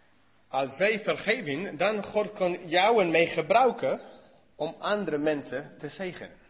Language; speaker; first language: Dutch; non-native, learner; English